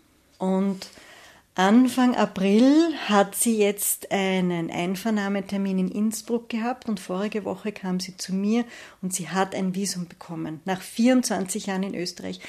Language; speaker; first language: German; native; German